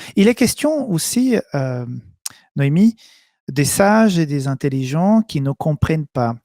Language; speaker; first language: French; native; French